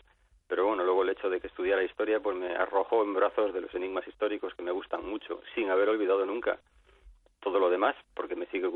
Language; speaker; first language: Spanish; native; Spanish